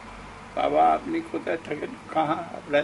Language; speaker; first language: Hindi; non-native, local second language; Bangla